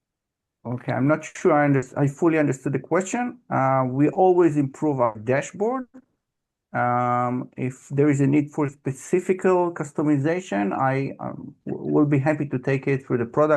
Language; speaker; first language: English; non-native, fluent; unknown